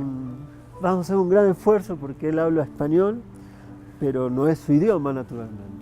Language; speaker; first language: Spanish; native; Spanish